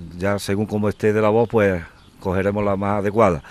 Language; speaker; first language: Spanish; native; Spanish